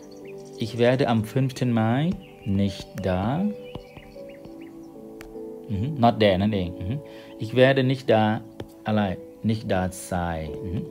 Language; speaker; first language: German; non-native, fluent; Thai